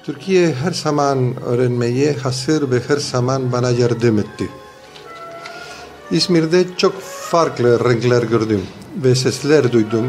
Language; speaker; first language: Turkish; non-native, fluent; Spanish